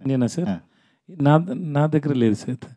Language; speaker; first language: Telugu; non-native, learner; Tamil